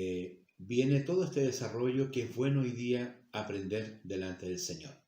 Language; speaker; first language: Spanish; native; Spanish